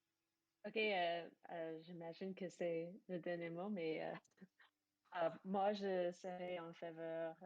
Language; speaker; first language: French; non-native, fluent; English